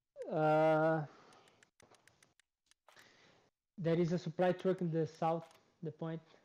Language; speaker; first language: English; non-native, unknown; Portuguese